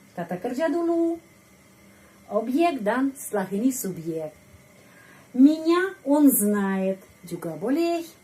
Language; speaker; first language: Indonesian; non-native, fluent; Russian